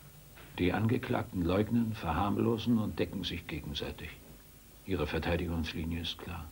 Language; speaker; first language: German; native; German